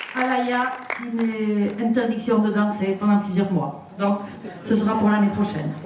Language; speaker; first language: French; native; French